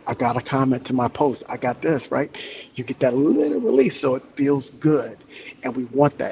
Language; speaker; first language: English; native; English